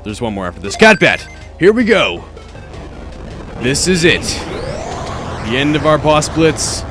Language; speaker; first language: English; native; English